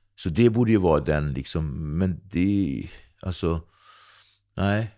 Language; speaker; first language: Swedish; early bilingual, other home language; Kabuverdianu